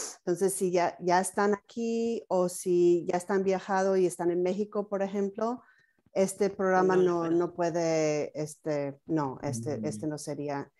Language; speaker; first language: Spanish; non-native, fluent; English